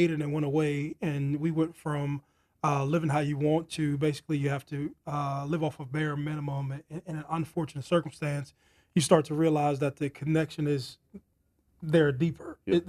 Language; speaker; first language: English; native; English